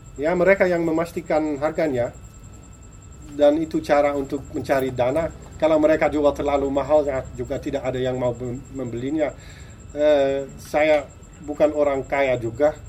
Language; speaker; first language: Indonesian; non-native, fluent; Dutch